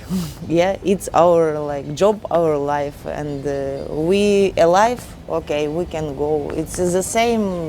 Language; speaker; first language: English; non-native, learner; Ukrainian